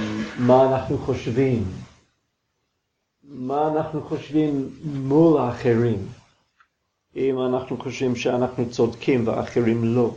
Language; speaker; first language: Hebrew; non-native, fluent; English